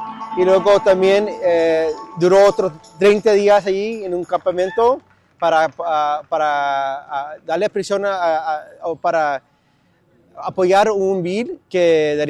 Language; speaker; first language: Spanish; early bilingual, heritage; Spanish